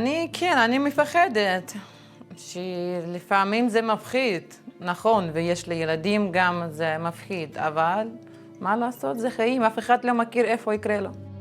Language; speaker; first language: Hebrew; non-native, fluent; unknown